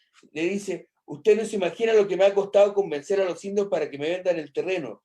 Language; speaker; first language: Spanish; native; Spanish